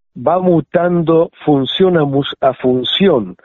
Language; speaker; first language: Spanish; native; Spanish